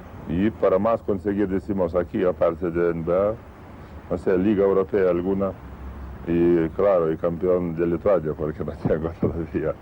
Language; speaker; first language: Spanish; non-native, learner; Lithuanian